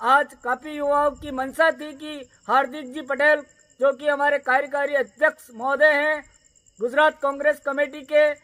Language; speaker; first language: Hindi; native; Hindi